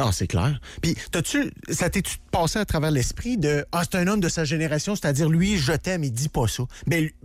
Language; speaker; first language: French; native; French